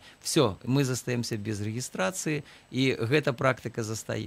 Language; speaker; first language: Belarusian; native; Belarusian